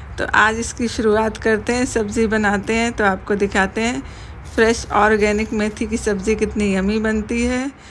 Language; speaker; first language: Hindi; native; Hindi